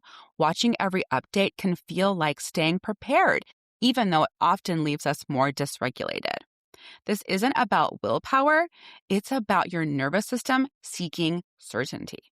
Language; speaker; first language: English; native; English